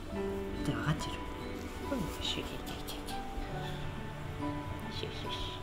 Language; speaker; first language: Japanese; native; Japanese